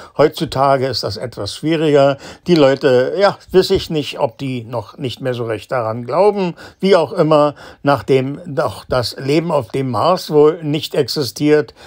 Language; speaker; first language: German; native; German